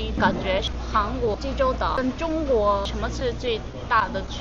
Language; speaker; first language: Chinese; non-native, learner; Korean